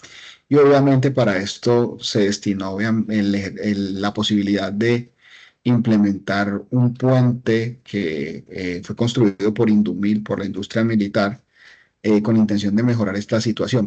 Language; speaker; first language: Spanish; native; Spanish